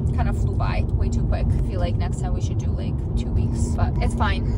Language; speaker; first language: English; early bilingual, other home language; Russian